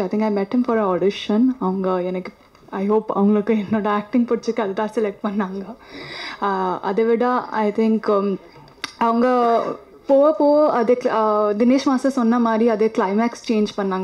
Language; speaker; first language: Tamil; non-native, learner; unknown